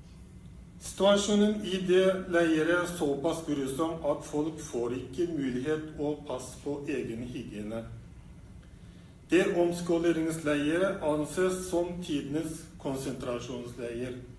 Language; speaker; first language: Norwegian; non-native, fluent; Uyghur